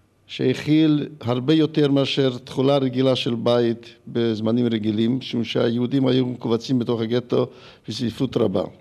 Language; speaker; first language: Hebrew; early bilingual, other home language; Hungarian